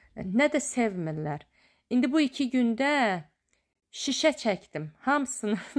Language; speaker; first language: Azerbaijani; native; Azerbaijani